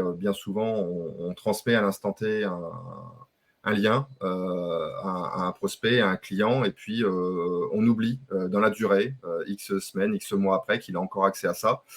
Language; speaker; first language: French; native; French